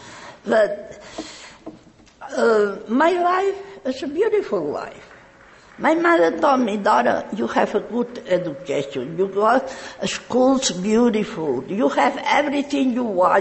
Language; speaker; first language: English; non-native, learner; Catalan